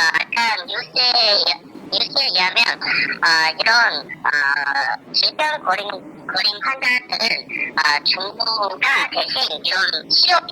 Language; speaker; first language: Korean; non-native, fluent; Chinese